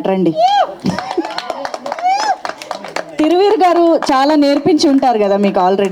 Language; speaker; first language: Telugu; native; Telugu